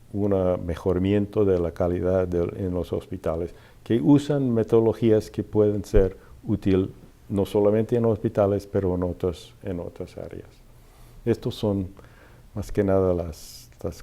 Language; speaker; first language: Spanish; non-native, fluent; English